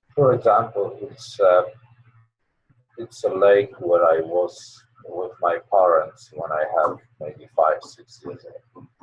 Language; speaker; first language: English; non-native, learner; Polish